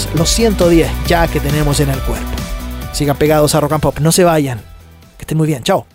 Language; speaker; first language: Spanish; native; Spanish